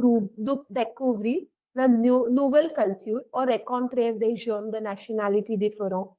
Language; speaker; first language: French; non-native, fluent; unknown